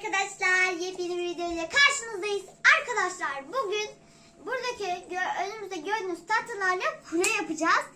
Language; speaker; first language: Turkish; native; Turkish